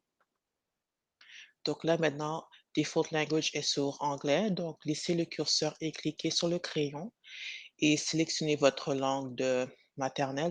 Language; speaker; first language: French; native; French